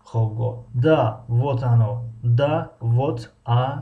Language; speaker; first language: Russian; non-native, fluent; Tajik